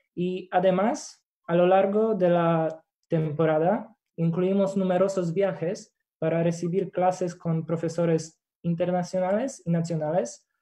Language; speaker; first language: Spanish; non-native, fluent; Polish